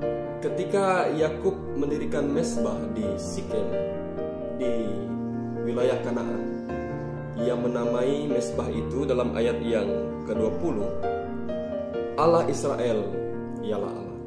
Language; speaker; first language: Indonesian; native; Indonesian